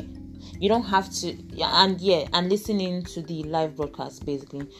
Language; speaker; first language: English; non-native, local second language; Igbo